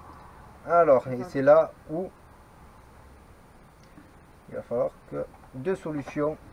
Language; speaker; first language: French; native; French